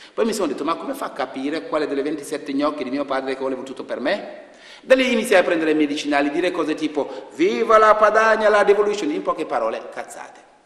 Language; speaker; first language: Italian; non-native, fluent; Wolof